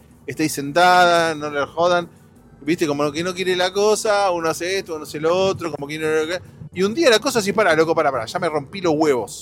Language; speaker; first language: Spanish; native; Spanish